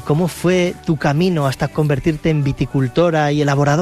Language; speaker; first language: Spanish; native; Spanish